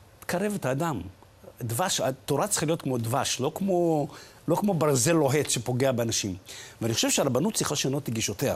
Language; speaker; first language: Hebrew; early bilingual, other home language; Arabic